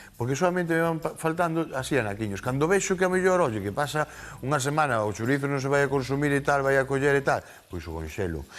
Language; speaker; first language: Galician; native; Galician